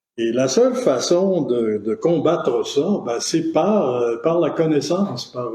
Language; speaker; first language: French; native; French